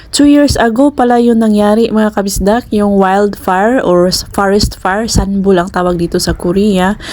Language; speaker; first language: Filipino; non-native, local second language; Cebuano